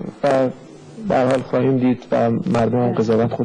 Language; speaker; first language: Persian; native; Persian